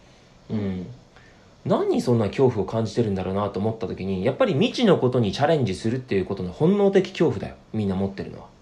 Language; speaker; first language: Japanese; native; Japanese